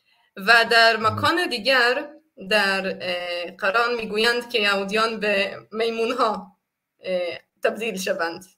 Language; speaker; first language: Persian; non-native, fluent; Hebrew